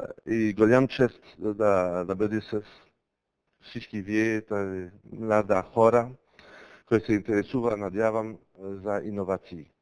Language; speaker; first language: Bulgarian; non-native, learner; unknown